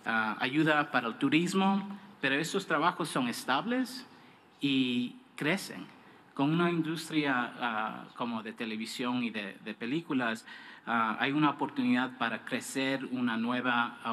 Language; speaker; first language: Spanish; non-native, fluent; English